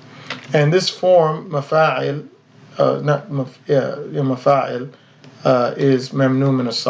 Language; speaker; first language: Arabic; non-native, fluent; English